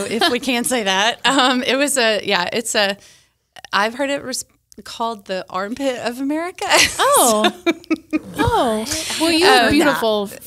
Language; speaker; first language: English; native; English